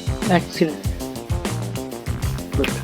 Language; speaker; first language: English; non-native, local second language; Punjabi